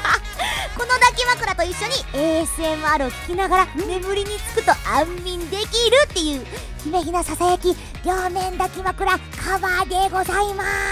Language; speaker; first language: Japanese; native; Japanese